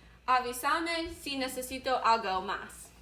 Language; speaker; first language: Spanish; non-native, learner; English